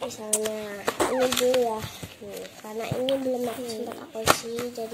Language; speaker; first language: Indonesian; native; Indonesian